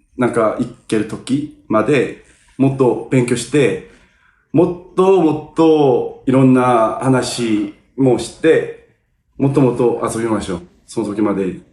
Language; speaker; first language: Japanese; non-native, learner; Korean